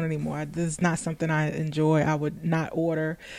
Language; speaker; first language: English; native; English